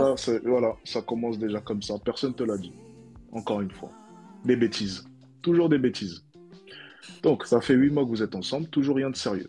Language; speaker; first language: French; native; French